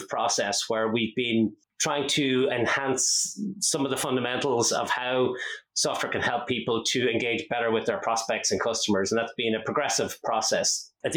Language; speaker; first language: English; native; English